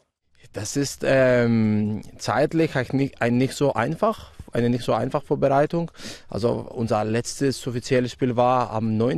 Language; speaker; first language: German; non-native, fluent; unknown